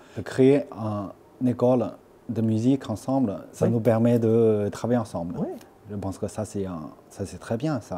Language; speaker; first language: French; non-native, fluent; Chinese